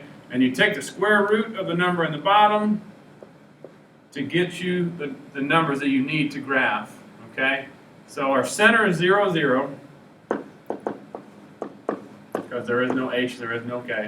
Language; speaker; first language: English; native; English